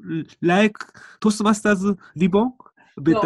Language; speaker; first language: English; non-native, learner; Japanese